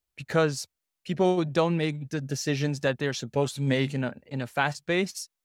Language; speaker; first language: English; non-native, fluent; Portuguese